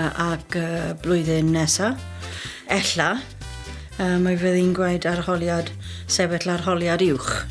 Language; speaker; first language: Welsh; non-native, learner; English